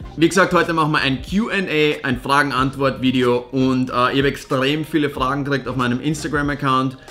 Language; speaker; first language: German; native; German